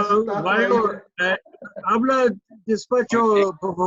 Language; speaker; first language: Spanish; non-native, learner; English